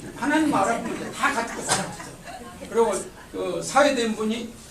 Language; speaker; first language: Korean; native; Korean